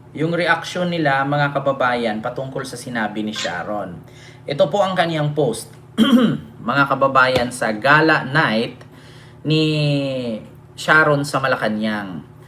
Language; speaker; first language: Filipino; non-native, local second language; Cebuano